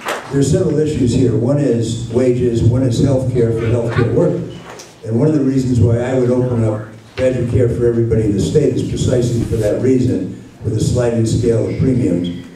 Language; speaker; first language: English; early bilingual, other home language; Spanish